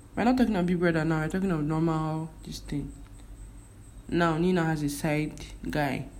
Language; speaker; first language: English; non-native, local second language; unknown